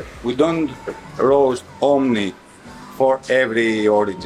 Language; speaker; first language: English; non-native, fluent; Greek